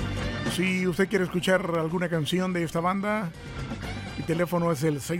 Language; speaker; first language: Spanish; native; Spanish